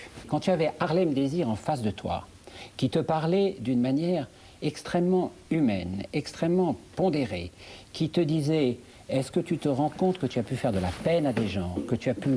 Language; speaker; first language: French; native; French